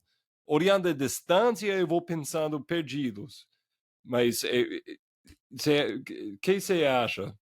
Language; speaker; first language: Portuguese; non-native, fluent; English